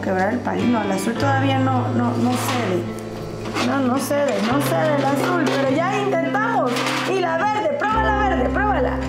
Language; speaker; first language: Spanish; native; Spanish